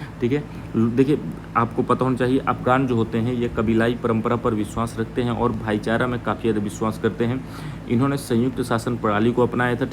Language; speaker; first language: Hindi; native; Hindi